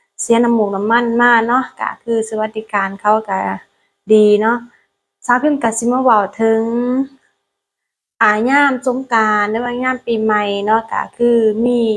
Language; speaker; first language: Thai; non-native, learner; Lao